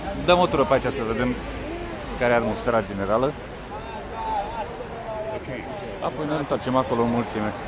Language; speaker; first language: Romanian; native; Romanian